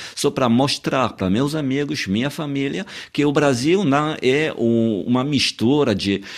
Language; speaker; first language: Portuguese; non-native, fluent; French